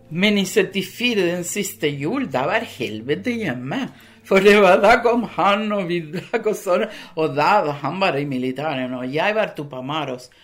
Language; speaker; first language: Norwegian; non-native, fluent; Spanish